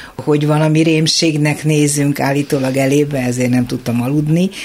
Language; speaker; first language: Hungarian; native; Hungarian